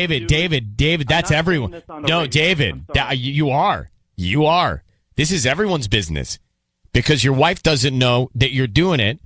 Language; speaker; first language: English; native; English